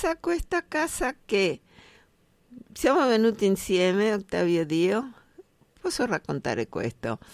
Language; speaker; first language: Italian; non-native, fluent; Spanish